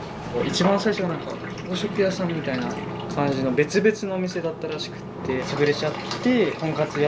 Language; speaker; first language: Japanese; native; Japanese